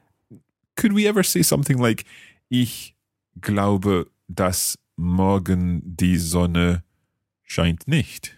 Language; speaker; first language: German; non-native, fluent; English